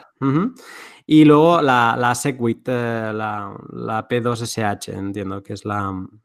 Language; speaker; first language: Spanish; native; Spanish